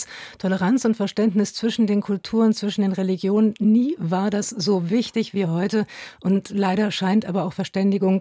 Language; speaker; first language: German; native; German